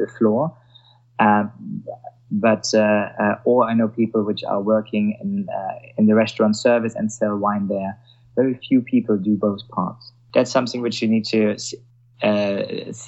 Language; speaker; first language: English; non-native, fluent; German